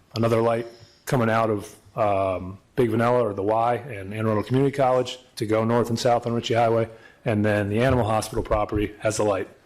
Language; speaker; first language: English; native; English